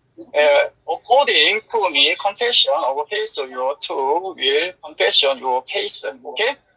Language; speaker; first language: English; non-native, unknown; Korean